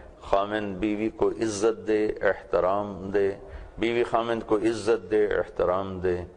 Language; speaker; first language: Urdu; non-native, local second language; Punjabi